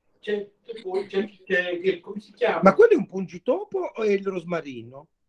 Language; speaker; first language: Italian; native; Italian